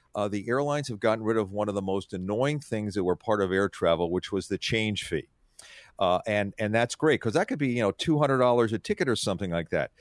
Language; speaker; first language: English; native; English